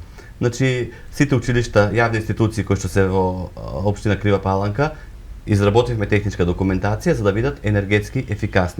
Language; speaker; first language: Macedonian; native; Macedonian